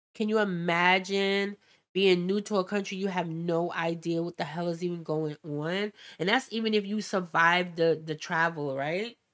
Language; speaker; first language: English; native; English